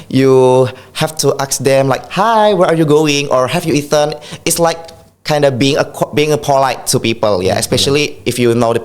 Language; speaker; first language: English; non-native, fluent; Indonesian